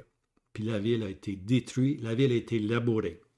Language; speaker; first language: French; native; French